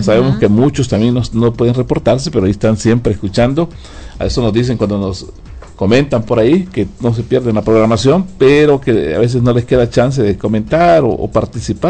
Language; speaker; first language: Spanish; native; Spanish